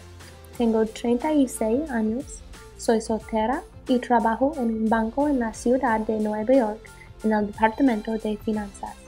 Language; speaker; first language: Spanish; non-native, learner; English